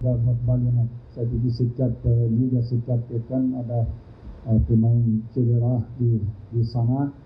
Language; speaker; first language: Indonesian; non-native, fluent; Thai